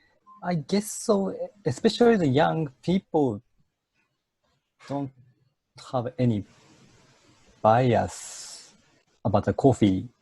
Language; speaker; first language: English; non-native, fluent; Japanese